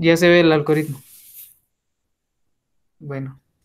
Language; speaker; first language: Spanish; native; Spanish